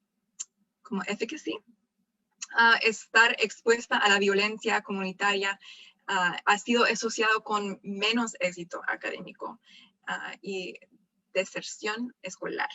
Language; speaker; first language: Spanish; non-native, fluent; English